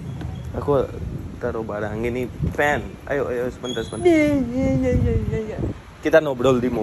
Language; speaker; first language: Indonesian; non-native, fluent; Urdu